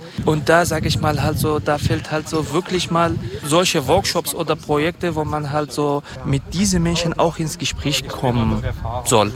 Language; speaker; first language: German; non-native, fluent; Kurdish